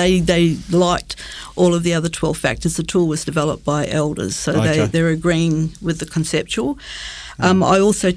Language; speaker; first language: English; native; English